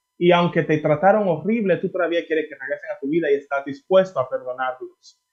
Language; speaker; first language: Spanish; early bilingual, heritage; Spanish